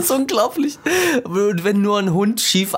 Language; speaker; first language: German; native; German